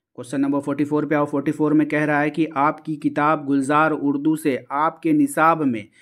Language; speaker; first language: Hindi; native; Hindi